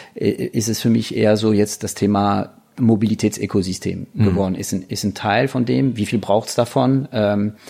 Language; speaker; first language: German; non-native, fluent; French